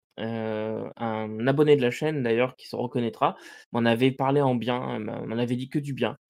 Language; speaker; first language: French; native; French